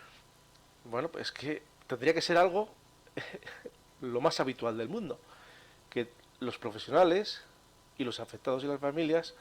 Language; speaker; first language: Spanish; native; Spanish